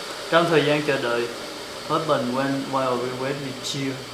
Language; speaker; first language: English; non-native, learner; Vietnamese